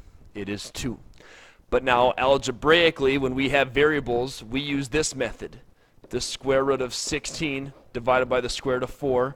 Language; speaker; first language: English; native; English